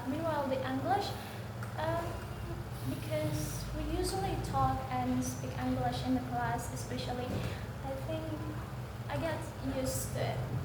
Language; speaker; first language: English; non-native, learner; Indonesian